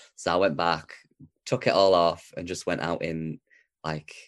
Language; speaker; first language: English; native; English